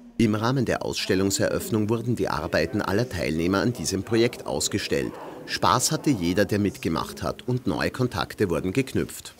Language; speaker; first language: German; native; German